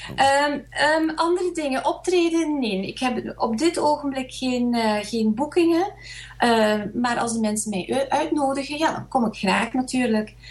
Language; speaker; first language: Dutch; early bilingual, other home language; Hungarian